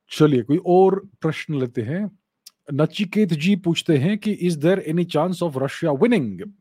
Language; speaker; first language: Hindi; non-native, local second language; Gujarati